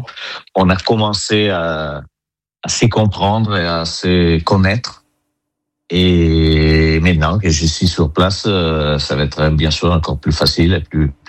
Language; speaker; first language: French; non-native, fluent; Italian